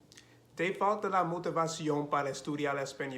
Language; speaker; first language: Spanish; non-native, fluent; English